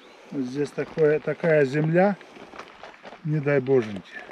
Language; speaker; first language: Russian; non-native, fluent; Latvian